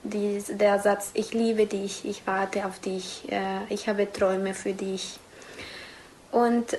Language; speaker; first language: German; non-native, fluent; Spanish